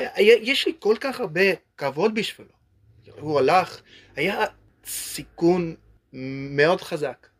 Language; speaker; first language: Hebrew; non-native, learner; English